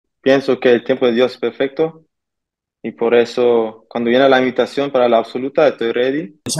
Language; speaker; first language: Spanish; early bilingual, heritage; German